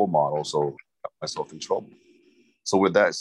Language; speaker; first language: English; early bilingual, other home language; Khmer